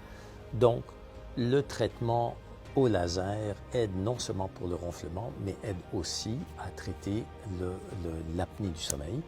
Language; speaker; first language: French; native; French